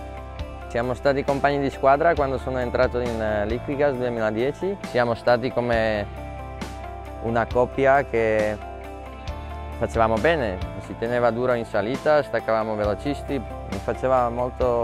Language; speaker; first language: Italian; non-native, learner; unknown